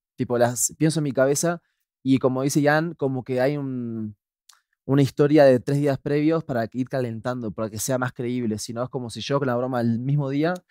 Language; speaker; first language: Spanish; native; Spanish